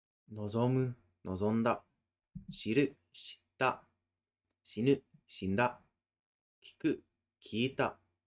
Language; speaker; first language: Japanese; non-native, fluent; English